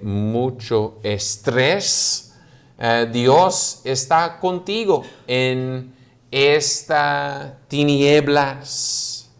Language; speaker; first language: Spanish; non-native, fluent; English